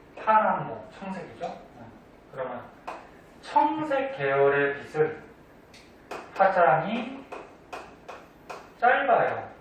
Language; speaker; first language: Korean; native; Korean